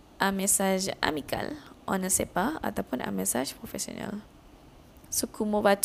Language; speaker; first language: French; non-native, fluent; Malay